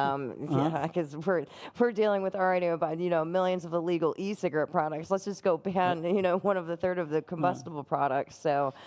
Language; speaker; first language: English; native; English